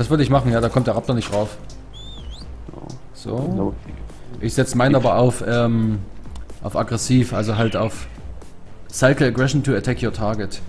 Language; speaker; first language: German; native; German